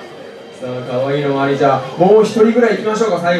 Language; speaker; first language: Japanese; native; Japanese